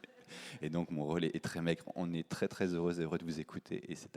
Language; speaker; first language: French; native; French